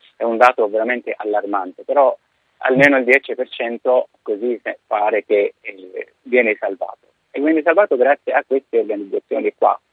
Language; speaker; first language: Italian; non-native, fluent; Arabic